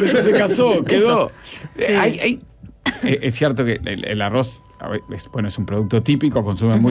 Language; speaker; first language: Spanish; native; Spanish